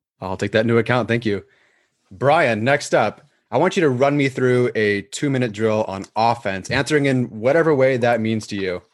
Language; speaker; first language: English; native; English